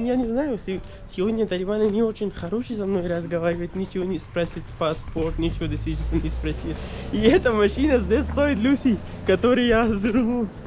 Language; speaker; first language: Russian; non-native, learner; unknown